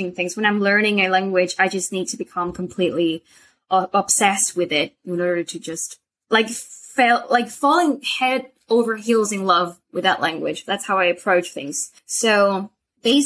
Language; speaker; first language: English; non-native, fluent; Spanish